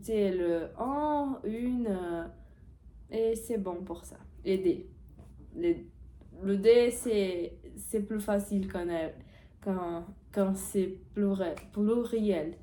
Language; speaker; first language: French; non-native, learner; Portuguese